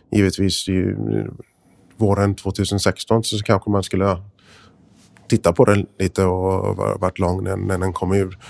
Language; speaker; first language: Swedish; non-native, fluent; English